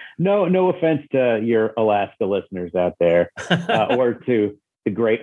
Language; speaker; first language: English; native; English